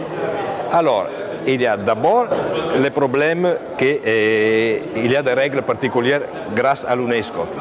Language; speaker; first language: French; non-native, fluent; Italian